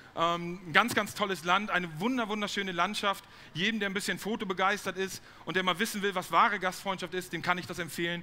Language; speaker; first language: German; native; German